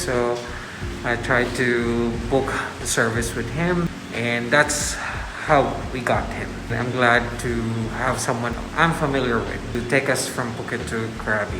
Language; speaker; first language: English; non-native, local second language; Filipino